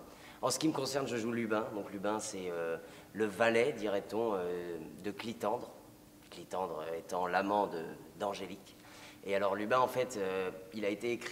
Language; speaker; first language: French; native; French